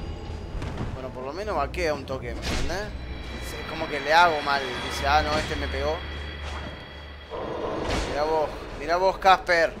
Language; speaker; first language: Spanish; native; Spanish